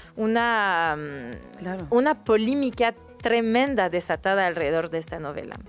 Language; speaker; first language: Spanish; non-native, fluent; French